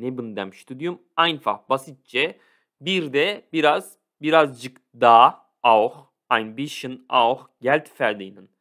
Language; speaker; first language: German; non-native, fluent; Turkish